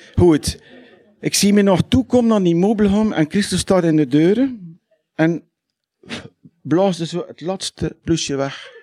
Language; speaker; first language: Dutch; native; Dutch